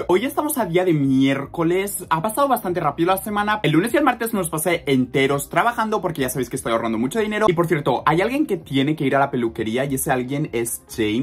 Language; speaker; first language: Spanish; native; Spanish